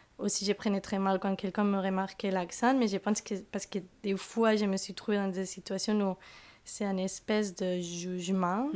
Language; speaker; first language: French; non-native, fluent; Spanish